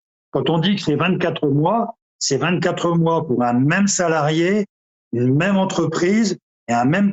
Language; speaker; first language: French; native; French